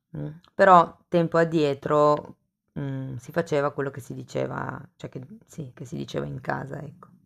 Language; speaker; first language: Italian; native; Italian